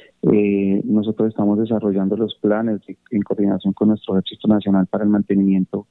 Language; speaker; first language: Spanish; native; Spanish